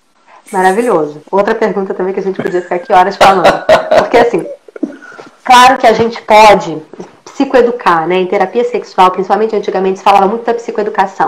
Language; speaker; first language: Portuguese; native; Portuguese